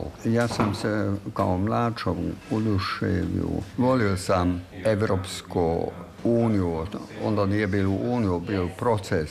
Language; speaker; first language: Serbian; non-native, fluent; German